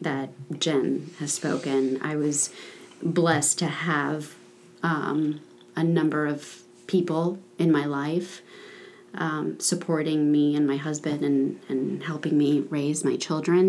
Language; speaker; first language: English; native; English